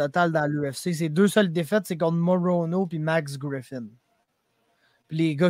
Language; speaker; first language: French; native; French